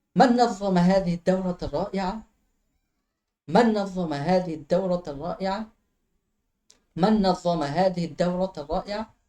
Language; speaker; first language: Arabic; non-native, fluent; Bangla